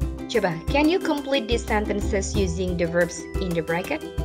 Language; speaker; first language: English; non-native, fluent; Indonesian